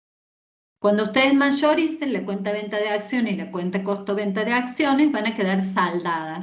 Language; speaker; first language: Spanish; native; Spanish